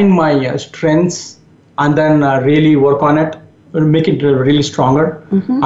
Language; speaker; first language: English; non-native, local second language; Tamil